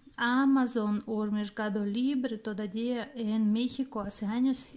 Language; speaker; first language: Spanish; non-native, fluent; Russian